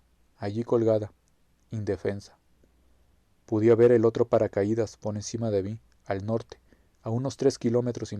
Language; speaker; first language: Spanish; native; Spanish